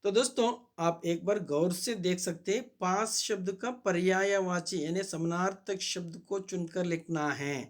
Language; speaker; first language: Hindi; non-native, local second language; Kannada